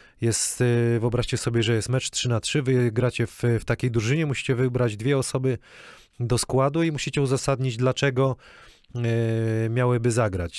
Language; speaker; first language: Polish; native; Polish